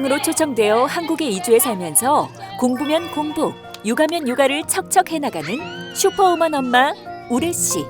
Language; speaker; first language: Korean; native; Korean